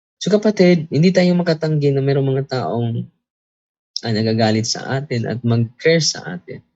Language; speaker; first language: Filipino; non-native, local second language; Cebuano